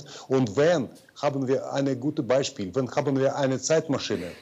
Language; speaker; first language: German; non-native, fluent; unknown